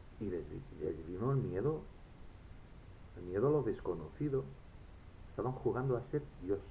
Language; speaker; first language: Spanish; native; Spanish